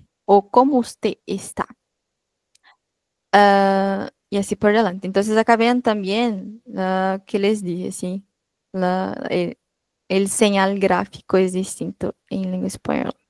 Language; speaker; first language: Spanish; non-native, fluent; Portuguese